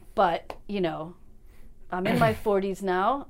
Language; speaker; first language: English; native; English